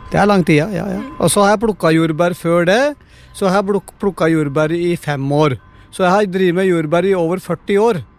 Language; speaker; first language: Norwegian; non-native, fluent; Punjabi